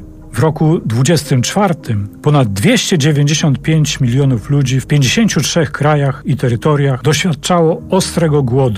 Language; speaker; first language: Polish; native; Polish